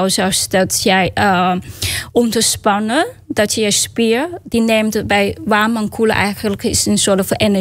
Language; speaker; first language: Dutch; non-native, learner; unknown